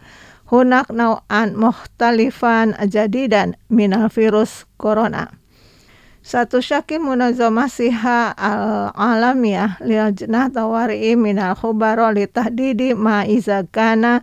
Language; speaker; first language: Arabic; non-native, fluent; Indonesian